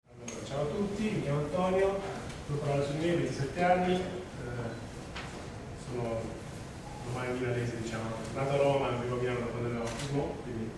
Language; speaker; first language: Italian; native; Italian